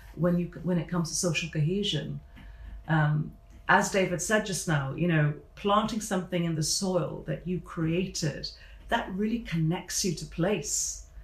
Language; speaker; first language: English; native; English